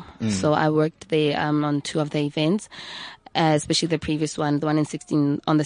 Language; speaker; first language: English; non-native, local second language; Tswana